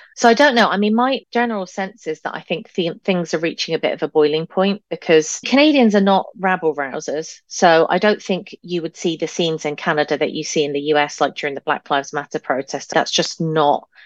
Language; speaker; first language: English; native; English